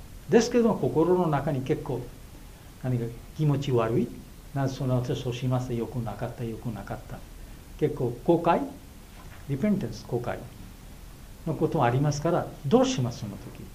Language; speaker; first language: Japanese; non-native, fluent; Bangla